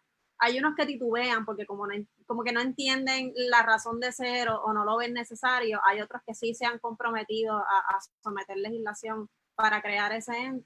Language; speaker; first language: Spanish; native; Spanish